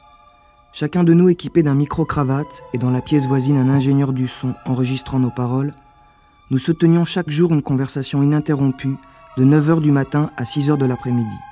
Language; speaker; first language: French; native; French